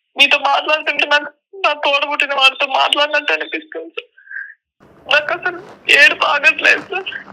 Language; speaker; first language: Telugu; native; Telugu